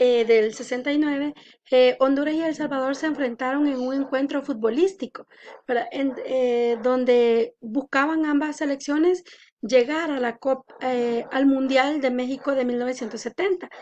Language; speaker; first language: Spanish; native; Spanish